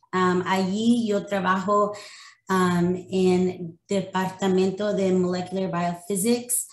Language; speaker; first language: Spanish; early bilingual, other home language; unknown